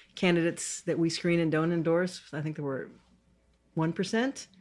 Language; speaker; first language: English; native; English